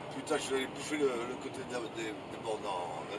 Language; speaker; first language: French; native; French